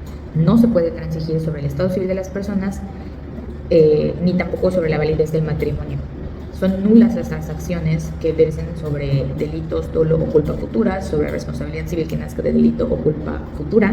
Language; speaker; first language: Spanish; native; Spanish